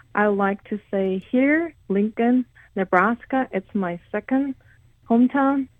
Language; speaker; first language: English; non-native, fluent; Korean